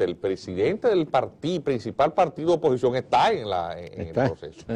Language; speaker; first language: Spanish; native; Spanish